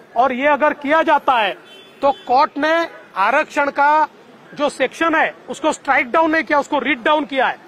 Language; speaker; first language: Hindi; non-native, local second language; Marathi